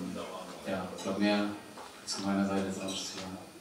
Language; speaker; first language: German; native; German